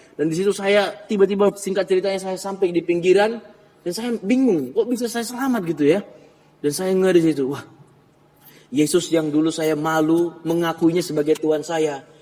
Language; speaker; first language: Indonesian; native; Indonesian